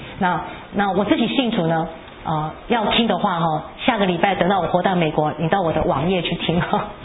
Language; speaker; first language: Chinese; non-native, local second language; Hakka Chinese